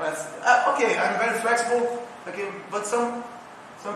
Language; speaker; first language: English; non-native, learner; Portuguese